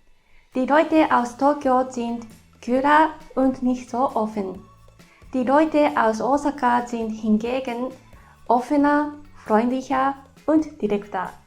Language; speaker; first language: German; non-native, fluent; Japanese